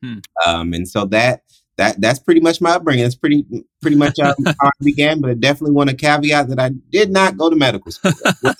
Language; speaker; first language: English; native; English